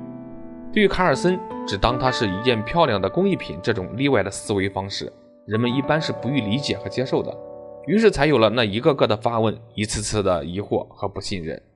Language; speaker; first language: Chinese; native; Chinese